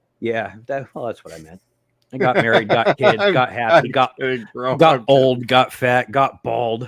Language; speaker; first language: English; native; English